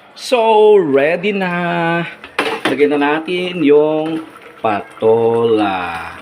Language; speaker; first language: Filipino; native; Filipino